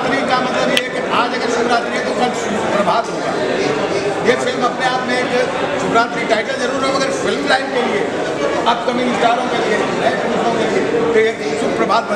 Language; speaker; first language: Hindi; native; Hindi